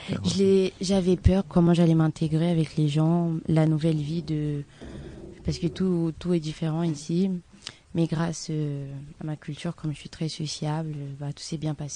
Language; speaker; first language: French; early bilingual, other home language; Portuguese